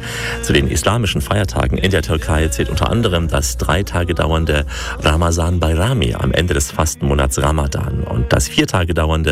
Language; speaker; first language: German; native; German